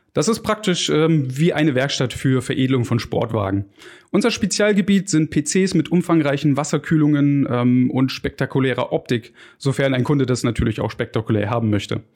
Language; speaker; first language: German; native; German